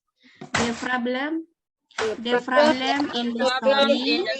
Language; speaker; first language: English; non-native, learner; Indonesian